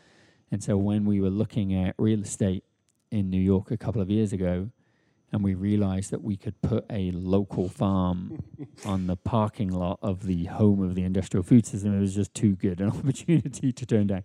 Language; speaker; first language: English; native; English